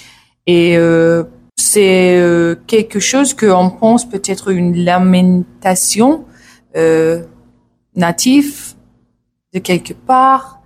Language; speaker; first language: French; non-native, learner; English